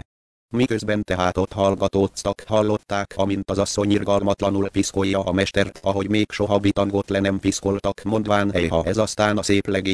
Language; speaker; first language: Hungarian; native; Hungarian